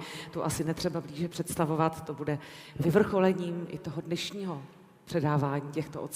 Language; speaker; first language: Czech; native; Czech